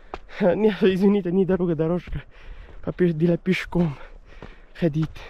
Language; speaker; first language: Russian; non-native, learner; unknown